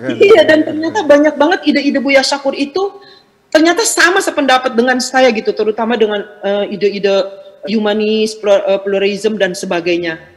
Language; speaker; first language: Indonesian; native; Indonesian